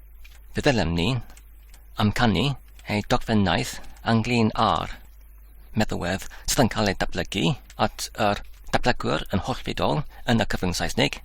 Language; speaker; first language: Welsh; non-native, learner; English